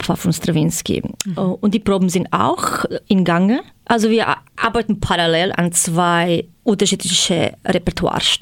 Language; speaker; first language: German; non-native, fluent; Croatian